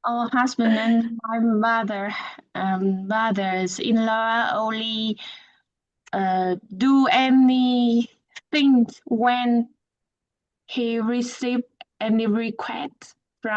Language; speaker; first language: English; non-native, learner; Vietnamese